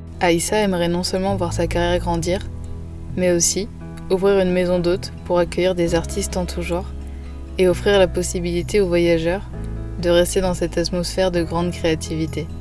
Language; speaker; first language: French; native; French